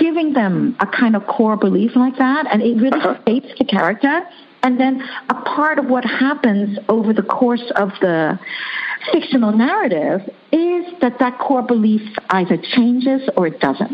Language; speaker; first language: English; early bilingual, other home language; Chinese